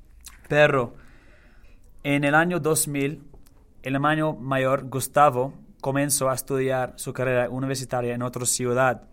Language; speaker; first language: Spanish; non-native, learner; English